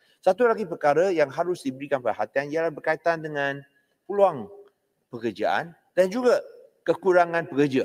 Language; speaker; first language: Malay; non-native, local second language; Chinese